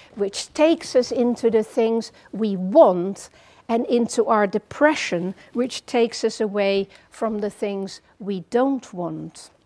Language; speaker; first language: English; non-native, fluent; Dutch